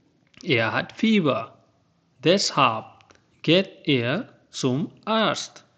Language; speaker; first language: German; non-native, fluent; Urdu